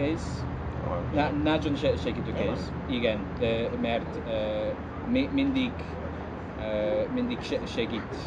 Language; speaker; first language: Hungarian; non-native, learner; English